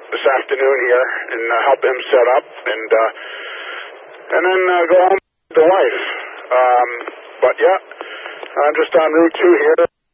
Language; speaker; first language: English; native; English